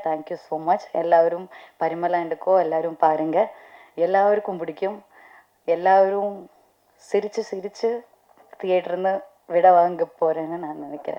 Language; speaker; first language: Tamil; non-native, fluent; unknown